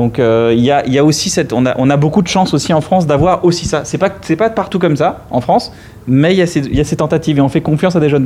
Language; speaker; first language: French; native; French